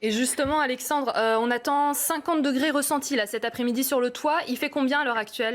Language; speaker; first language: French; native; French